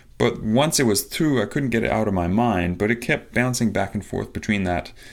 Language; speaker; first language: English; non-native, fluent; Danish